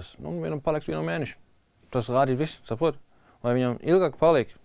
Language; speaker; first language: Latvian; non-native, learner; German